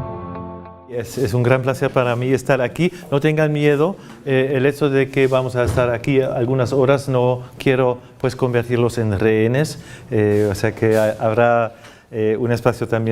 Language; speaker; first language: Spanish; non-native, fluent; German